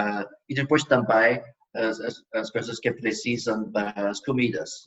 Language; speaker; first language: Portuguese; non-native, fluent; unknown